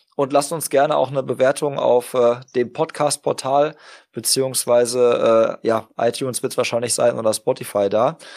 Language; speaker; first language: German; native; German